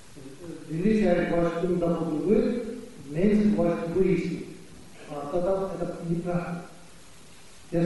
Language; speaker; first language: Russian; non-native, learner; Tibetan